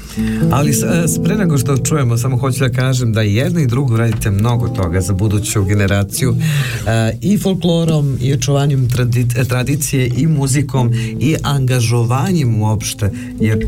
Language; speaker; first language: Serbian; native; Serbian